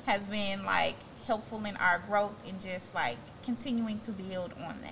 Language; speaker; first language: English; native; English